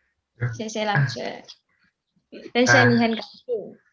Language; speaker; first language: Chinese; non-native, learner; Indonesian